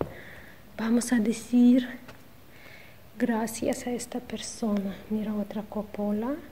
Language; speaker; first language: Spanish; non-native, fluent; Russian